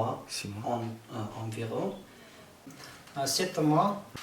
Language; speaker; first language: French; non-native, learner; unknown